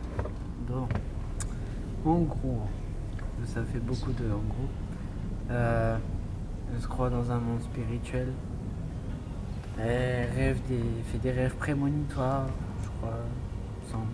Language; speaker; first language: French; native; French